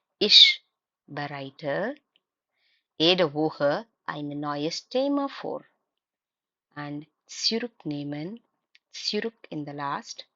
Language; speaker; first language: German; non-native, fluent; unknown